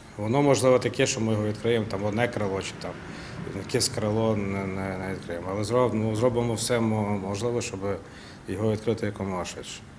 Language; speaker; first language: Ukrainian; non-native, local second language; Russian